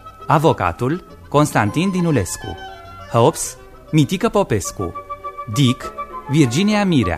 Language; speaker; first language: Romanian; native; Romanian